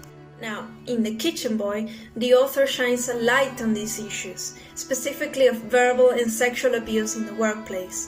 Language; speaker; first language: English; non-native, fluent; Spanish